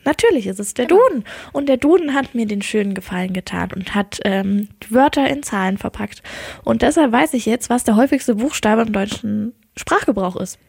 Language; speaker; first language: German; native; German